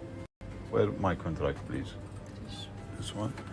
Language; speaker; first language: English; non-native, learner; Arabic